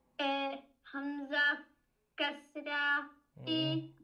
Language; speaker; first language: Arabic; non-native, learner; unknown